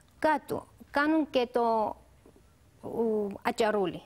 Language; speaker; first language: Greek; non-native, learner; Georgian